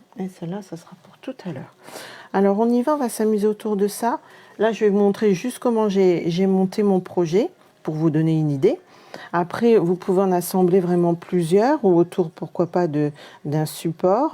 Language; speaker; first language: French; native; French